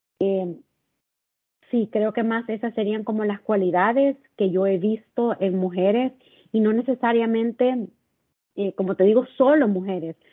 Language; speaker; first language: Spanish; native; Spanish